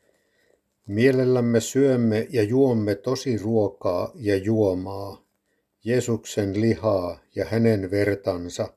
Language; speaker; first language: Finnish; native; Finnish